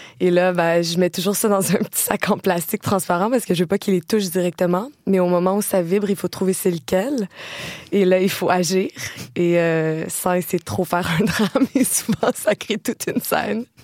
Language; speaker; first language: French; native; French